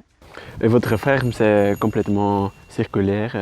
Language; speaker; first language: French; non-native, learner; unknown